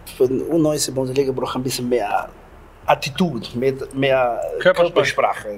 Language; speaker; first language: German; non-native, learner; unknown